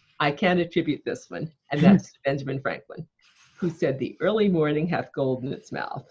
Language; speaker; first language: English; native; English